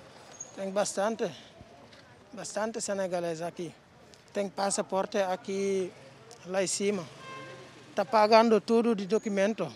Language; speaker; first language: Portuguese; non-native, learner; Wolof